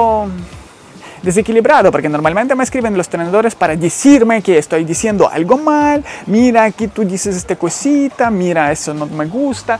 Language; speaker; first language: Spanish; non-native, fluent; Ukrainian